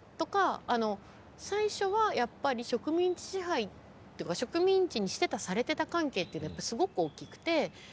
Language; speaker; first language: Japanese; native; Japanese